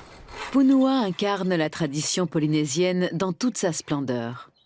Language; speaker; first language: French; native; French